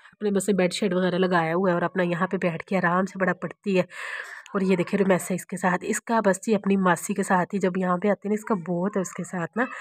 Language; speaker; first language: Urdu; non-native, local second language; Punjabi